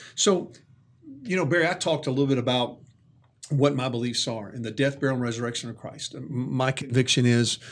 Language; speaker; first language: English; native; English